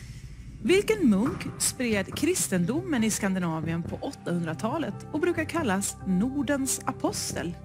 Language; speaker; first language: Swedish; native; Swedish